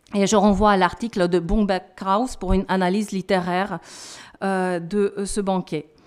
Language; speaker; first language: French; non-native, fluent; Romanian